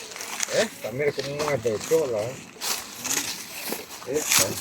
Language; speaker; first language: Spanish; native; Spanish